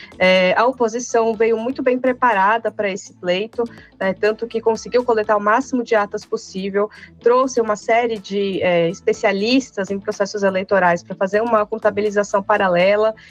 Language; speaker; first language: Portuguese; native; Portuguese